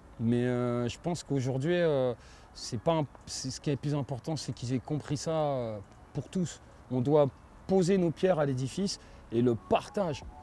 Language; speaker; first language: French; native; French